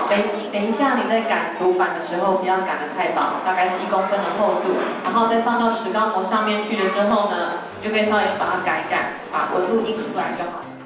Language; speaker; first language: Chinese; native; Chinese